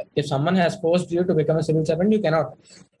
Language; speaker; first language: English; non-native, local second language; Telugu